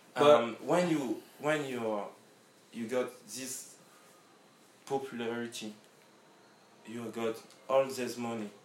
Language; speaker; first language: English; non-native, learner; French